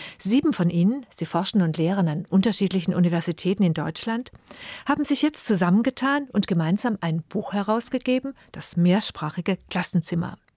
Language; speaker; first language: German; native; German